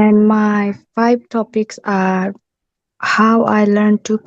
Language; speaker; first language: English; non-native, learner; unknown